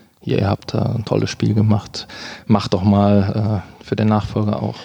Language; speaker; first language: German; native; German